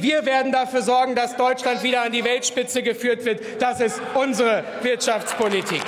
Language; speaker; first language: German; native; German